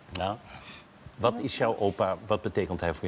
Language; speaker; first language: Dutch; native; Dutch